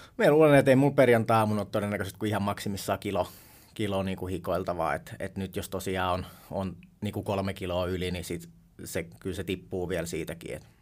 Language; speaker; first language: Finnish; native; Finnish